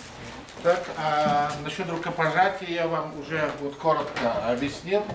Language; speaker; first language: Russian; non-native, fluent; Mongolian